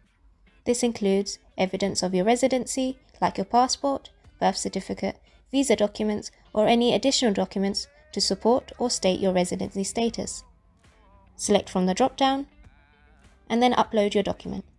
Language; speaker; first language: English; native; English